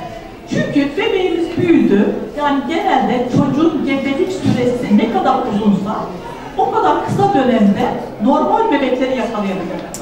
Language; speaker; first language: Turkish; native; Turkish